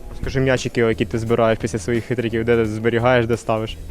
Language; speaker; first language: Ukrainian; native; Ukrainian